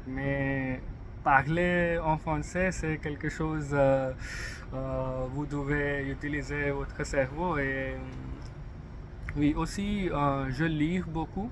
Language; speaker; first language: French; non-native, learner; English